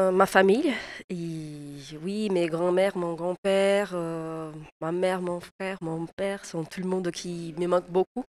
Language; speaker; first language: French; non-native, fluent; Portuguese